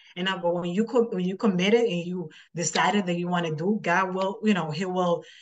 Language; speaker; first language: English; non-native, fluent; Spanish